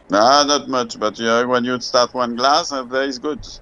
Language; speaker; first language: English; non-native, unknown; French